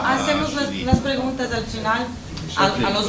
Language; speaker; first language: Spanish; non-native, fluent; Portuguese